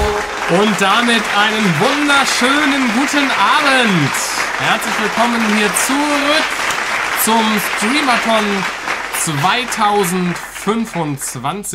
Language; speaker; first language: German; native; German